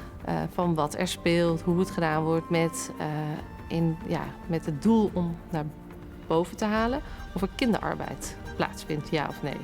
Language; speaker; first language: Dutch; native; Dutch